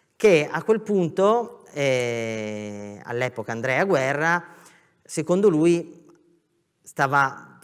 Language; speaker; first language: Italian; native; Italian